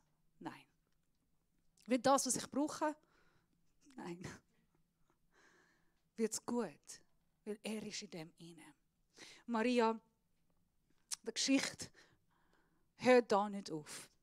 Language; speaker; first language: German; non-native, fluent; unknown